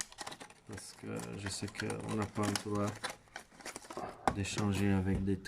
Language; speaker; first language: French; non-native, fluent; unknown